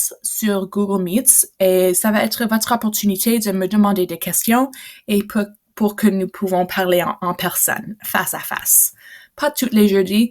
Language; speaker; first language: French; non-native, local second language; English